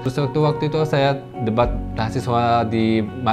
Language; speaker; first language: Indonesian; non-native, fluent; Arabic